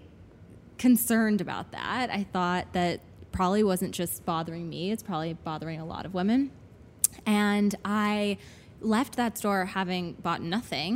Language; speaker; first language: English; native; English